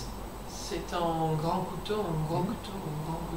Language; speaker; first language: French; non-native, learner; English